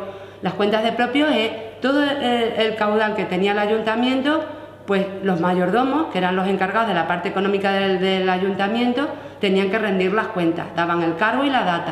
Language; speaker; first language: Spanish; native; Spanish